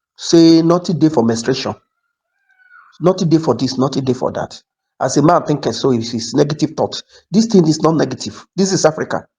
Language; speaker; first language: Nigerian Pidgin; native; Nigerian Pidgin